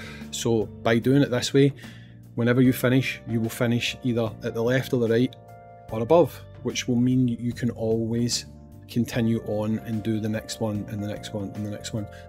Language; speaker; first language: English; native; English